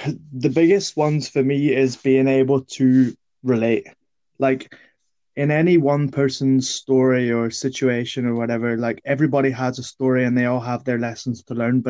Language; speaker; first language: English; native; English